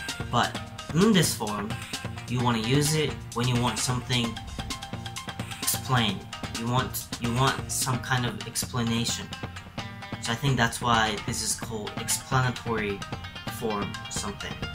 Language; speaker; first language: English; non-native, fluent; Japanese